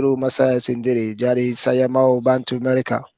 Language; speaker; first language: Indonesian; non-native, fluent; English